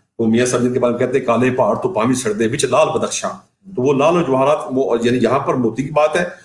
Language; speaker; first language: Urdu; non-native, local second language; Punjabi